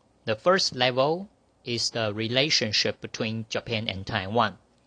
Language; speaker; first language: English; non-native, fluent; Chinese